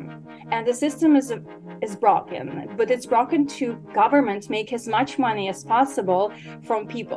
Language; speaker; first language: English; non-native, fluent; Ukrainian